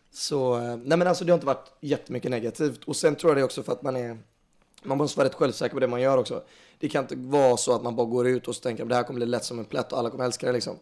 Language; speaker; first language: Swedish; native; Swedish